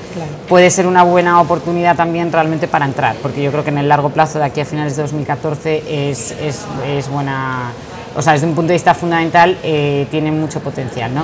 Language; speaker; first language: Spanish; native; Spanish